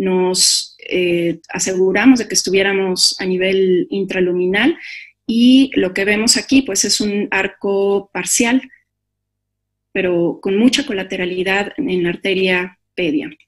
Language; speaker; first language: Spanish; native; Spanish